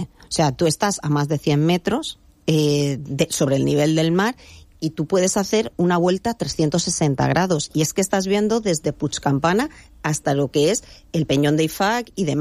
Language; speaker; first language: Spanish; native; Spanish